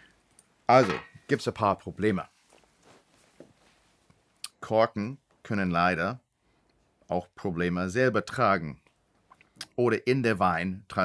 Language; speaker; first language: German; non-native, fluent; English